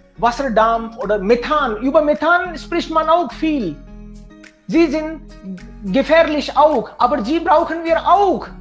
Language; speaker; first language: German; non-native, fluent; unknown